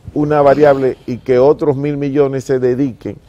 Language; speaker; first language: Spanish; native; Spanish